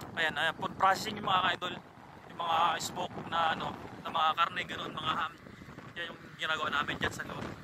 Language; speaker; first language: Filipino; native; Filipino